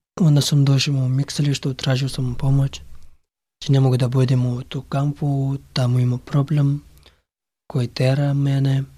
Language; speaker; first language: Serbian; non-native, learner; Pashto